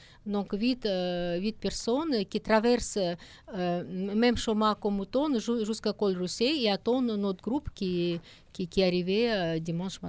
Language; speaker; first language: French; non-native, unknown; Russian